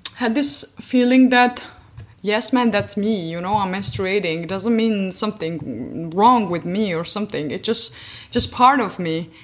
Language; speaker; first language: English; non-native, fluent; Georgian